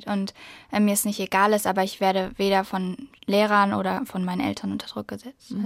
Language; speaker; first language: German; native; German